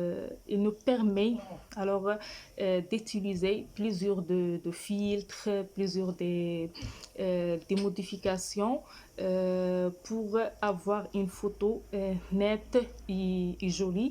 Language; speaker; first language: French; non-native, fluent; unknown